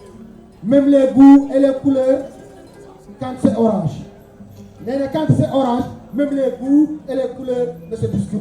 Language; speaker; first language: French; non-native, local second language; Wolof